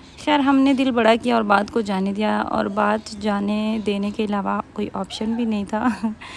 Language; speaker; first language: Urdu; native; Urdu